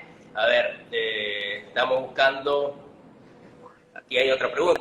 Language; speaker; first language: Spanish; native; Spanish